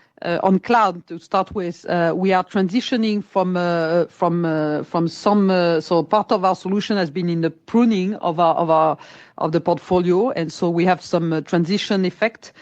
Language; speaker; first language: English; non-native, fluent; French